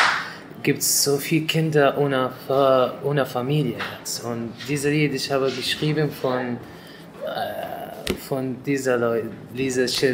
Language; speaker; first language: German; non-native, learner; Arabic